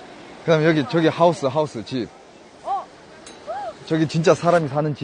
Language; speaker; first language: Korean; native; Korean